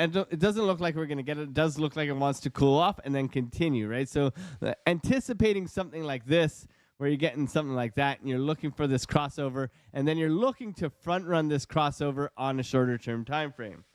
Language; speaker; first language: English; native; English